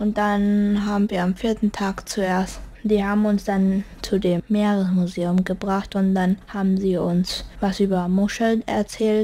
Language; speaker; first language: German; early bilingual, heritage; German